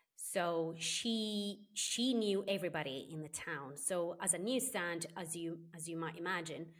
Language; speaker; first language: English; non-native, fluent; Italian